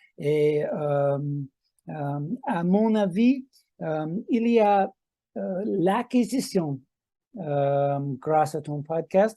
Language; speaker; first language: French; non-native, fluent; English